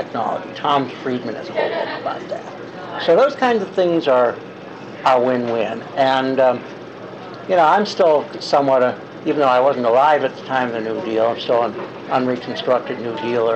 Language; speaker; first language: English; native; English